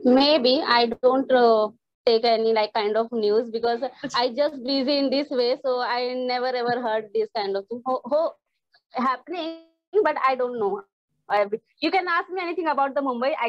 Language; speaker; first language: English; non-native, learner; Hindi